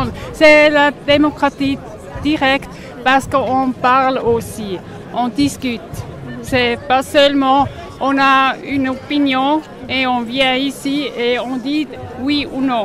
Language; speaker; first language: French; non-native, local second language; Swiss German